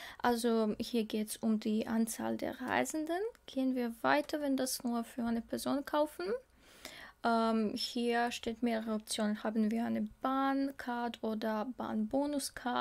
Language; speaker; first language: German; non-native, fluent; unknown